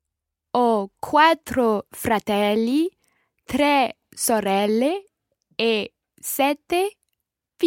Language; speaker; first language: Italian; non-native, learner; English